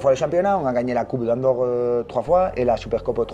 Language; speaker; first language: French; non-native, learner; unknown